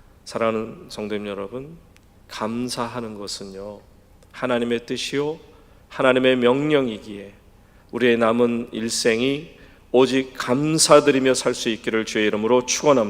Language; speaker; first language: Korean; native; Korean